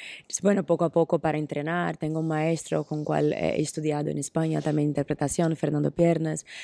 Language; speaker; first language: Spanish; non-native, fluent; Portuguese